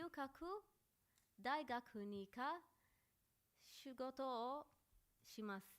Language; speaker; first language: Japanese; non-native, learner; Arabic